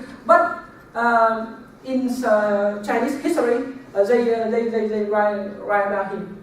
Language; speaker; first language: English; non-native, learner; Vietnamese